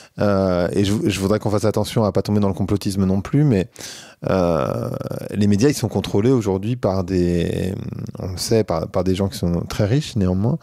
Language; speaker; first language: French; native; French